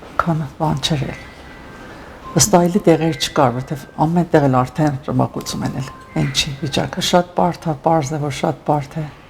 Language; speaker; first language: Armenian; early bilingual, heritage; Armenian